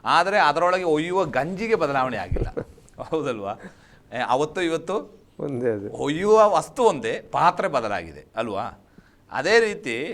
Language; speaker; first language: Kannada; non-native, local second language; Malayalam